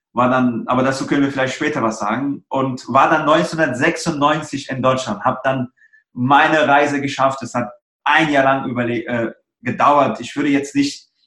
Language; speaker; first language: German; early bilingual, other home language; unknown